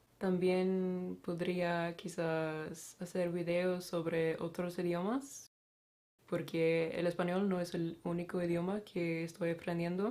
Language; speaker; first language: Spanish; non-native, fluent; Swedish